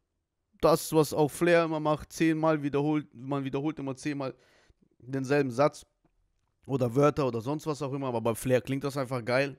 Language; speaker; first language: German; native; German